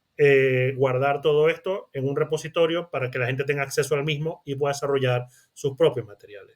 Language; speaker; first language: Spanish; native; Spanish